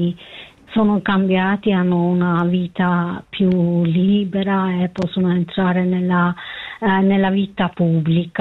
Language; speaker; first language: Italian; non-native, learner; Kurdish